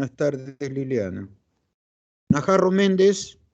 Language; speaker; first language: Spanish; native; Spanish